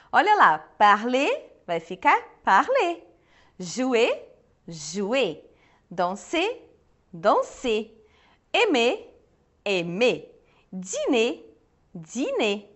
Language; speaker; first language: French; non-native, fluent; Portuguese